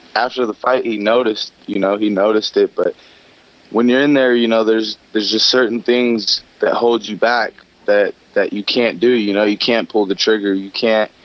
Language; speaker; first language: English; native; English